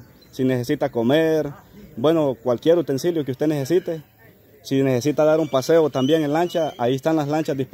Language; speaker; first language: Spanish; native; Spanish